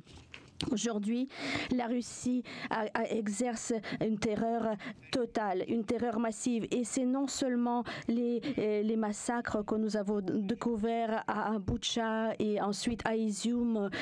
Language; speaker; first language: French; non-native, fluent; Ukrainian